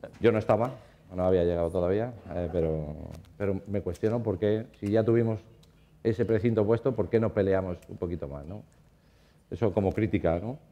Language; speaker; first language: Spanish; native; Spanish